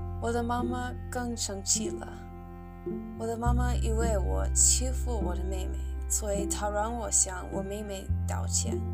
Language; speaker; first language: Chinese; non-native, learner; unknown